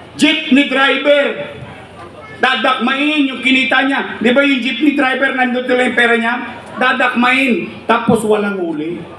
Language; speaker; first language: Filipino; native; Filipino